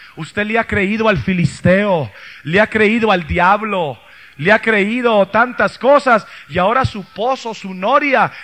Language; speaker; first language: Spanish; early bilingual, heritage; Spanish